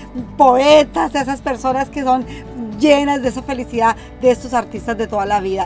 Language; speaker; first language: Spanish; native; Spanish